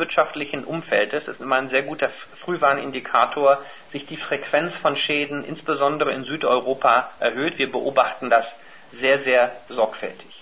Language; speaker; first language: German; native; German